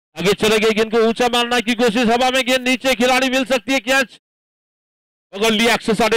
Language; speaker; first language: Hindi; non-native, local second language; Marathi